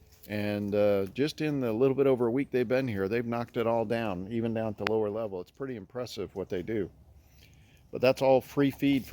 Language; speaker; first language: English; native; English